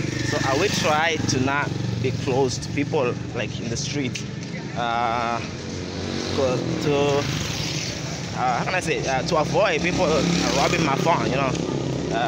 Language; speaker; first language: English; non-native, learner; Makhuwa